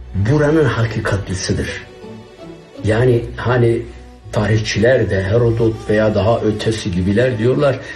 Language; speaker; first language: Turkish; non-native, local second language; Kurdish